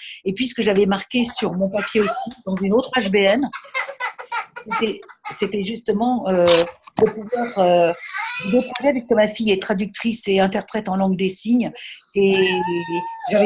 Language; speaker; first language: French; native; French